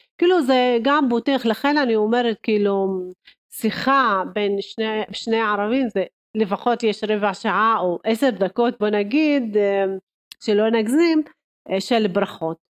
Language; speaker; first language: Hebrew; non-native, local second language; Arabic